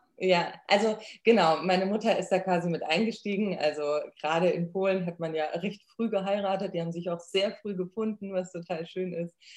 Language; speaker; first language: German; early bilingual, other home language; Polish